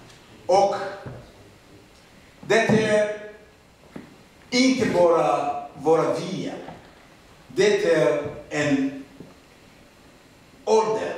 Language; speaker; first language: Swedish; non-native, learner; Rundi